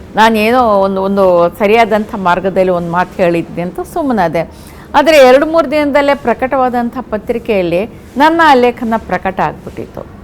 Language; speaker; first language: Kannada; non-native, local second language; Urdu